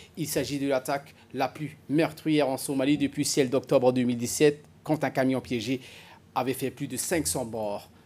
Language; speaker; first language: French; non-native, local second language; Somali